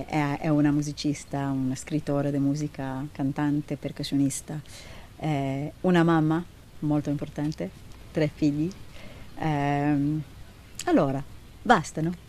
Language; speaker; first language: Italian; non-native, learner; Hebrew